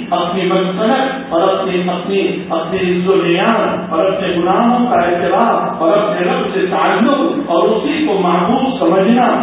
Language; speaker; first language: Urdu; non-native, local second language; Gujarati